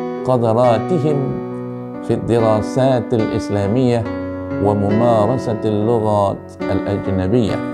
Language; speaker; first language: Arabic; non-native, fluent; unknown